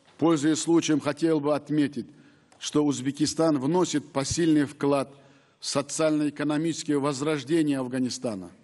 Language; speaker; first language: Russian; non-native, local second language; Uzbek